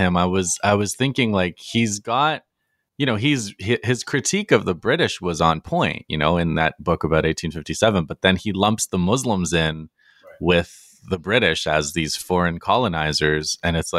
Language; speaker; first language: English; native; English